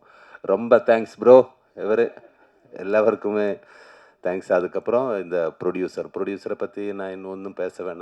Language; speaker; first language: Tamil; non-native, learner; Malayalam